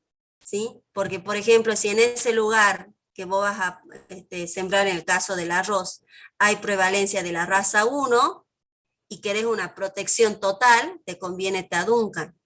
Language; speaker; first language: Spanish; native; Spanish